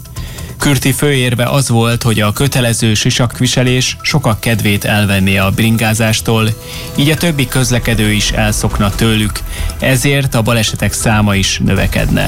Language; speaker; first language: Hungarian; native; Hungarian